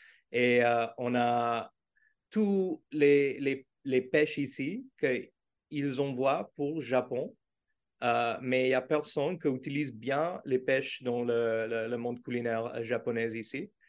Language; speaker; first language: French; non-native, learner; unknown